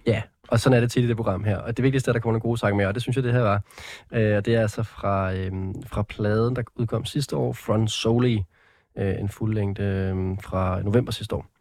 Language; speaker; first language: Danish; native; Danish